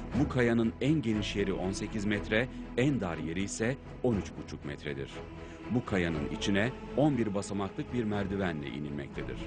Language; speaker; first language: Turkish; native; Turkish